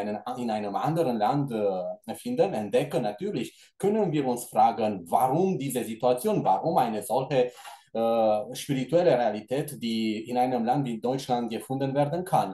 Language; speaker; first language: German; non-native, fluent; Romanian